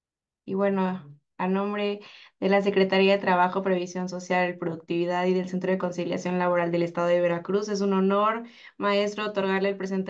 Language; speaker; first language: Spanish; native; Spanish